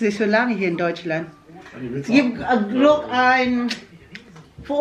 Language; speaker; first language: German; non-native, learner; Filipino